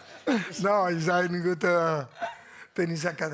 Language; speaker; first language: German; non-native, learner; Catalan